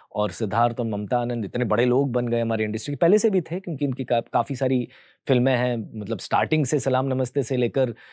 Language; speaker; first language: Hindi; early bilingual, heritage; Hindi